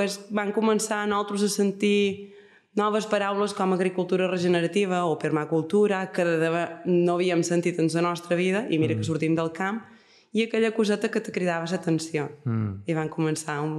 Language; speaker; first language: Catalan; native; Catalan